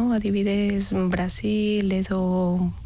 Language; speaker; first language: Basque; non-native, learner; Spanish